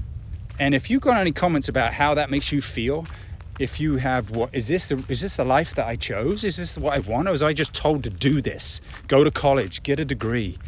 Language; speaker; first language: English; native; English